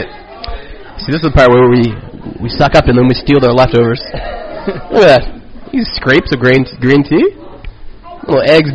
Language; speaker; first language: English; native; English